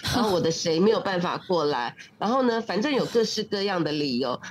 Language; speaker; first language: Chinese; native; Chinese